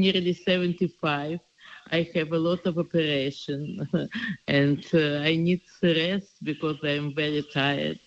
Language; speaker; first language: English; non-native, learner; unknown